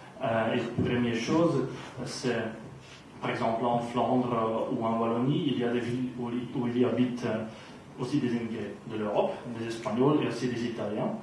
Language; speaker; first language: French; non-native, local second language; Dutch